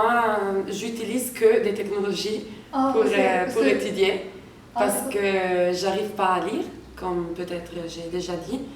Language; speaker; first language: French; non-native, fluent; Italian